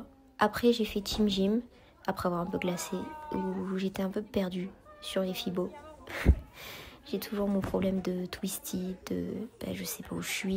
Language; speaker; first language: French; native; French